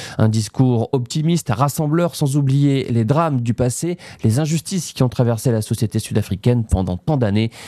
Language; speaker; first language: French; native; French